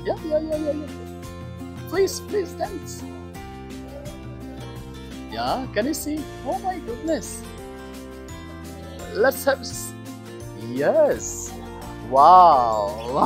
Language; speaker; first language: English; non-native, learner; Bangla